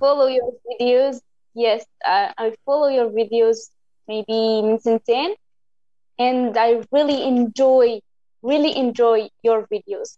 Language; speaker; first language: English; non-native, local second language; Arabic